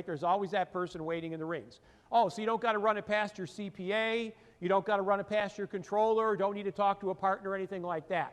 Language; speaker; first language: English; native; English